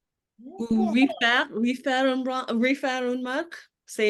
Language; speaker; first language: French; non-native, learner; English